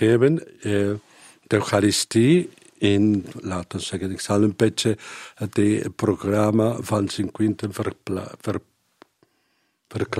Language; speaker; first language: Dutch; non-native, learner; Spanish